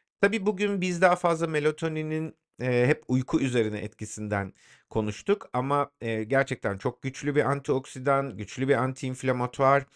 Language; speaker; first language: Turkish; native; Turkish